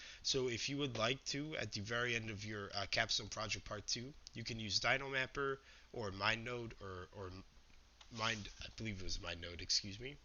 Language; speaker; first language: English; native; English